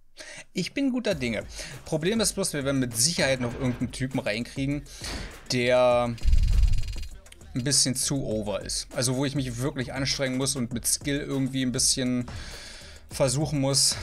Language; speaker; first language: German; native; German